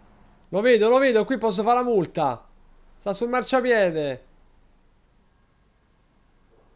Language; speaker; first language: Italian; native; Italian